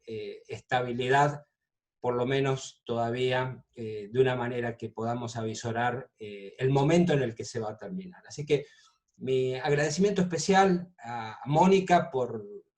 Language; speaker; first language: Spanish; native; Spanish